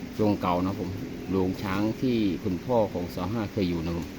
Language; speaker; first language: Thai; native; Thai